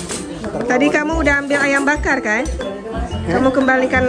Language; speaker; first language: Indonesian; native; Indonesian